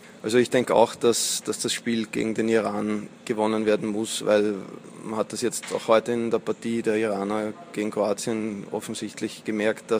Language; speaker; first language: German; native; German